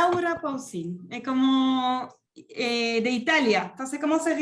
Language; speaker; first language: Spanish; non-native, fluent; French